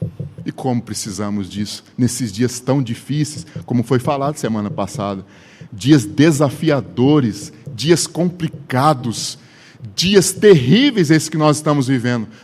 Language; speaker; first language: Portuguese; native; Portuguese